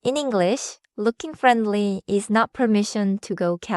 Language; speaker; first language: English; non-native, fluent; Korean